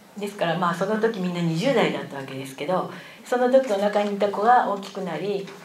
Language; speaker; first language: Japanese; native; Japanese